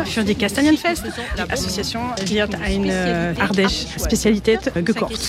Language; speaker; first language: German; non-native, learner; French